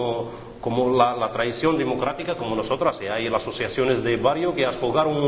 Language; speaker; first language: Spanish; non-native, fluent; Arabic